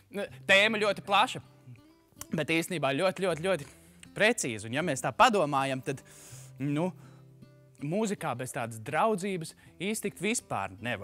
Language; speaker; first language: Latvian; native; Latvian